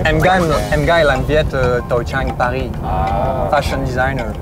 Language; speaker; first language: Vietnamese; non-native, learner; French